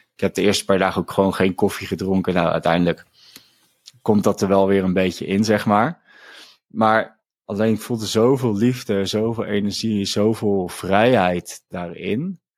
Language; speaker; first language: Dutch; native; Dutch